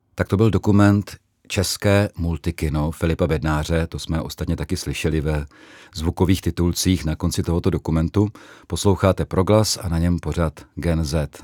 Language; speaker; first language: Czech; native; Czech